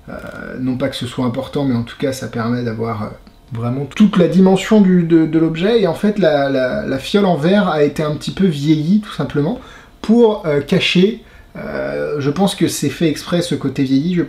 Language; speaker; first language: French; native; French